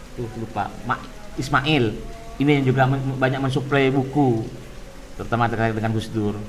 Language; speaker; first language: Indonesian; non-native, local second language; Madurese